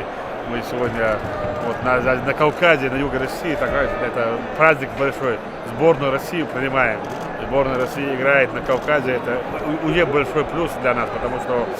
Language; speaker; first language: Russian; non-native, local second language; Chechen